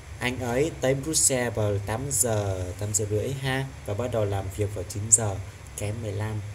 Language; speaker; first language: Vietnamese; non-native, local second language; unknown